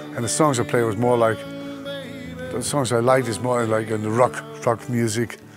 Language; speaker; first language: English; non-native, fluent; Dutch